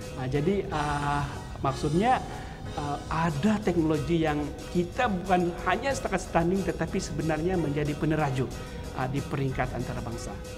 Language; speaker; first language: Malay; non-native, local second language; Central Dusun